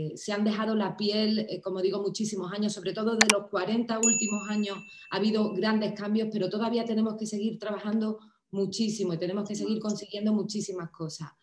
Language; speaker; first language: Spanish; native; Spanish